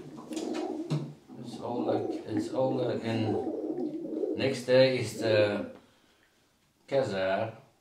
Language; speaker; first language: English; non-native, learner; Dutch